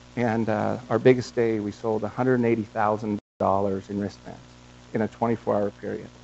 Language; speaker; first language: English; native; English